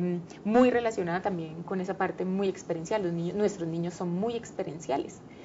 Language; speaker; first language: Spanish; native; Spanish